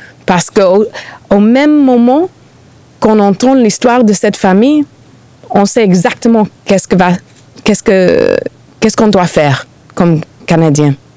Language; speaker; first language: French; non-native, fluent; English